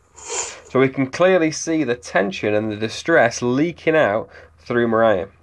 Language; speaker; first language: English; native; English